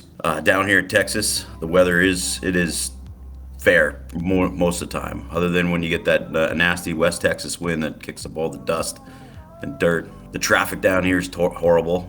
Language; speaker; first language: English; native; English